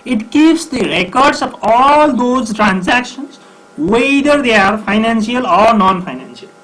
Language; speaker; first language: English; non-native, local second language; Nepali